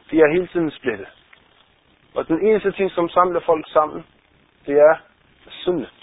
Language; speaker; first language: Danish; non-native, fluent; Arabic